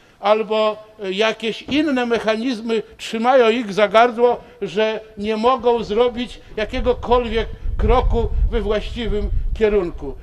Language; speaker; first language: Polish; native; Polish